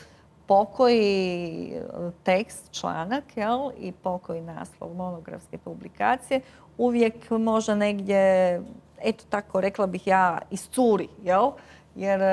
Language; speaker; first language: Croatian; native; Croatian